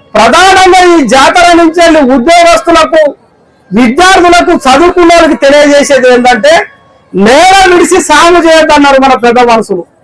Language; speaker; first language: Telugu; non-native, local second language; Koya